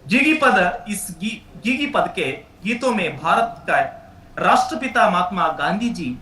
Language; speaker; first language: Hindi; non-native, local second language; Kannada